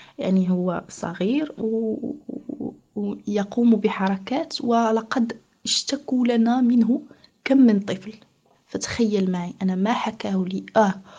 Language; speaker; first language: Arabic; native; Arabic